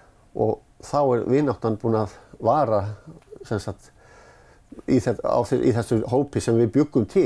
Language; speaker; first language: Icelandic; native; Icelandic